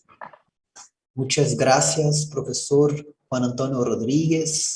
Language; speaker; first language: Spanish; non-native, fluent; Portuguese